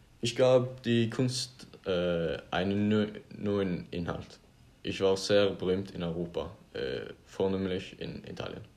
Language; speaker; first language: German; non-native, learner; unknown